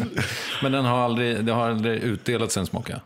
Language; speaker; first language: Swedish; native; Swedish